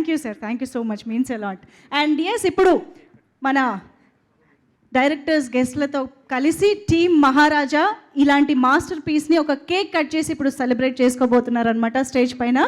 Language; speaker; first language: Telugu; native; Telugu